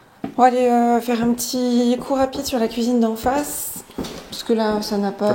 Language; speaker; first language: French; native; French